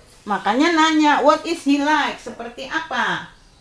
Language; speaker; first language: English; non-native, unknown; Indonesian